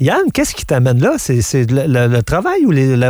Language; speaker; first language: French; native; French